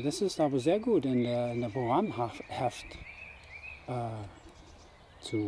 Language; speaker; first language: German; non-native, fluent; English